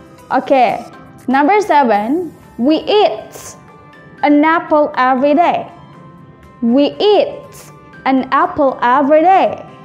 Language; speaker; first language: English; non-native, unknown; Indonesian